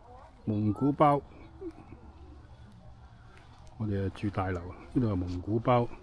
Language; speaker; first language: Cantonese; native; Cantonese